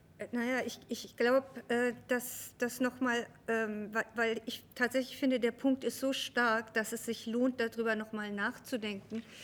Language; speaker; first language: German; early bilingual, other home language; Persian